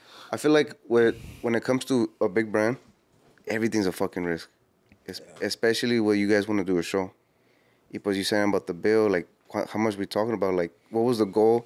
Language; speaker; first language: English; early bilingual, other home language; Spanish